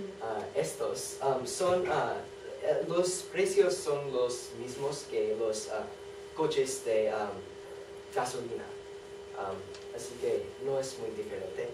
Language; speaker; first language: Spanish; non-native, learner; English